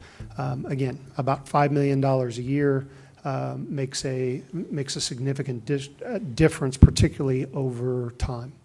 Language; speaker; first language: English; native; English